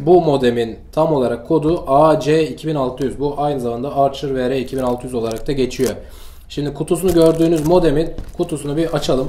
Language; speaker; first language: Turkish; native; Turkish